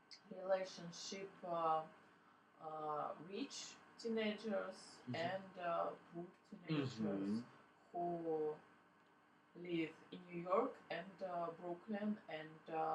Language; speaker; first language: English; non-native, learner; Russian